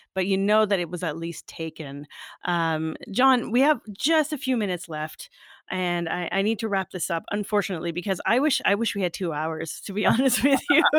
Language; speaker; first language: English; native; English